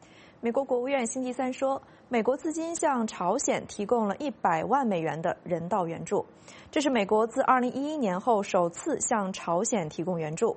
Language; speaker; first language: Chinese; native; Chinese